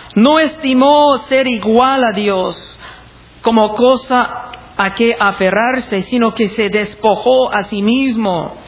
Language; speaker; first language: Spanish; non-native, fluent; English